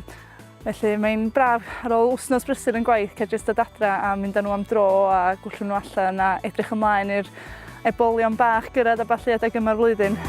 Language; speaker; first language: Welsh; native; Welsh